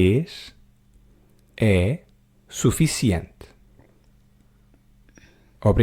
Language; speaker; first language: Portuguese; non-native, learner; English